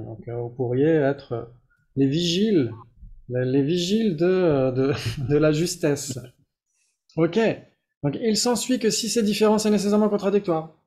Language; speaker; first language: French; native; French